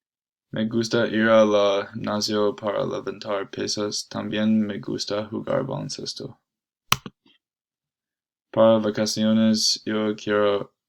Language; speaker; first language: Spanish; non-native, learner; English